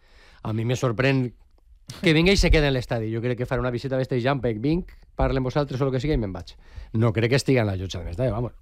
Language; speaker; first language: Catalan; native; Catalan